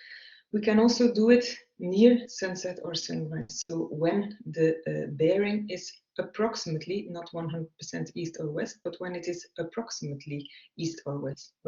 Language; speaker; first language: English; non-native, fluent; Dutch